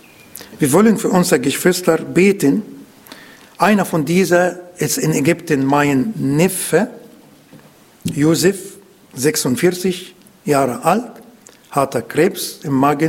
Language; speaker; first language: German; non-native, learner; Arabic